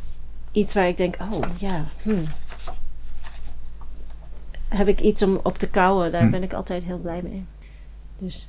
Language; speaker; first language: Dutch; non-native, fluent; English